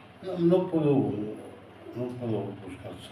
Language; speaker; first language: Spanish; non-native, learner; Arabic